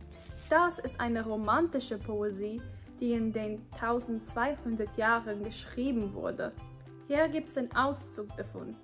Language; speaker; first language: German; non-native, fluent; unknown